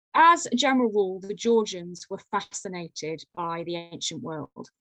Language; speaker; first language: English; native; English